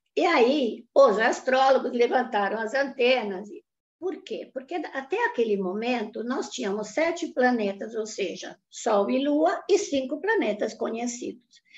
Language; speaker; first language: Portuguese; non-native, fluent; Italian